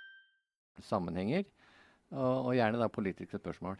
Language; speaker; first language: Norwegian; native; Norwegian